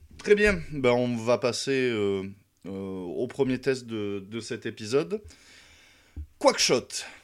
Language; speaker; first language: French; native; French